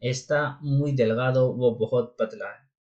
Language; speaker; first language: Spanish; non-native, fluent; Urdu